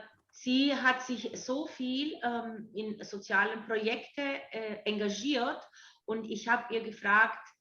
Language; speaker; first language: German; non-native, fluent; Italian